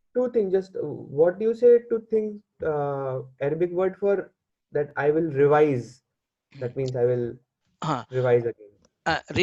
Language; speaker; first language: English; non-native, learner; Hindi